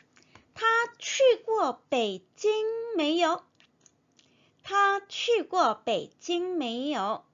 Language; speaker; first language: Chinese; non-native, fluent; Korean